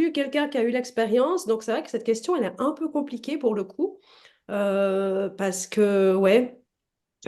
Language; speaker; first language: French; native; French